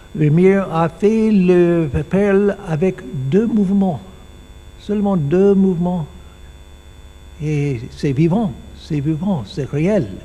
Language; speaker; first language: French; non-native, learner; English